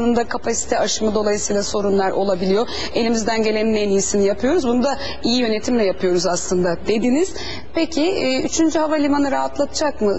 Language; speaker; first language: Turkish; native; Turkish